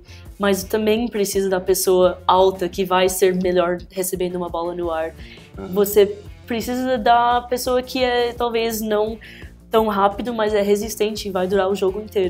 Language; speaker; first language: Portuguese; early bilingual, heritage; English